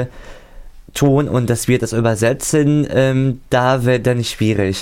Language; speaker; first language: German; non-native, fluent; Arabic